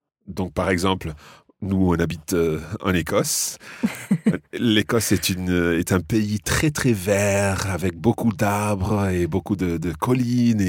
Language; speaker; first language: French; non-native, fluent; English